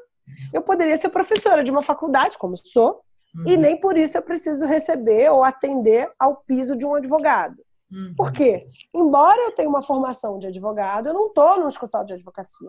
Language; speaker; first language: Portuguese; native; Portuguese